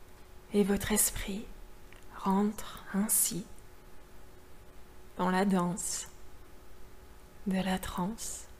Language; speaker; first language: French; native; French